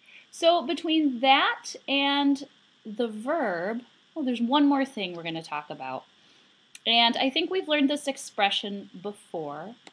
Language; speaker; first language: English; native; English